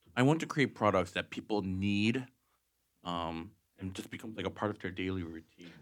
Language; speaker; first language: English; native; English